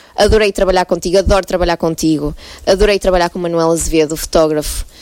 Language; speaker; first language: Portuguese; native; Portuguese